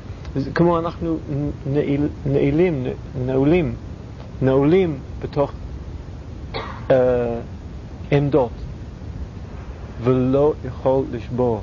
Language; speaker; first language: Hebrew; non-native, fluent; English